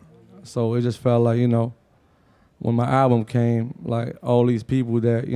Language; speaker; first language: English; non-native, fluent; Arabic